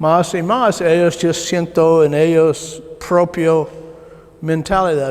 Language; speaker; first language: Spanish; non-native, learner; English